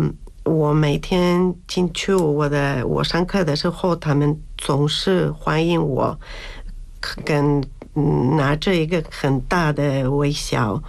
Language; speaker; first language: Chinese; non-native, learner; Spanish